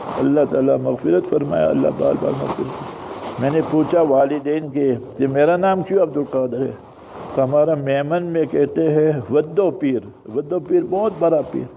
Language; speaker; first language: Urdu; early bilingual, heritage; English